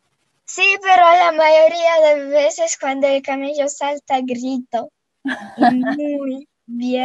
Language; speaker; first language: Spanish; non-native, fluent; Russian